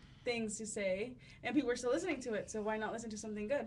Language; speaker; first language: English; early bilingual, other home language; Spanish